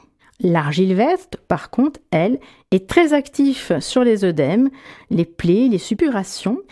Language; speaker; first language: French; native; French